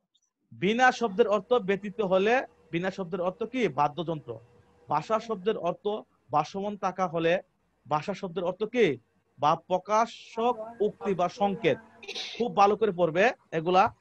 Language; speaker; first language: Bangla; native; Bangla